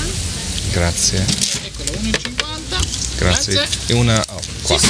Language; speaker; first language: Italian; non-native, learner; English